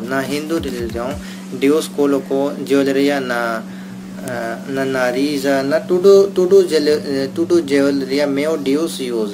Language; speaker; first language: Portuguese; non-native, learner; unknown